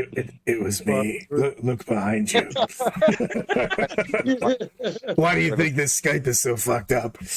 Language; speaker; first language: English; native; English